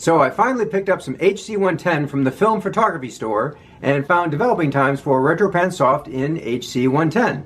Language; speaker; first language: English; native; English